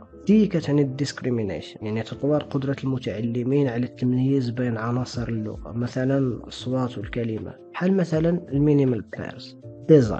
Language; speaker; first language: Arabic; native; Arabic